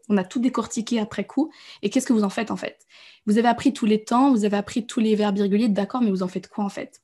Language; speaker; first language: French; native; French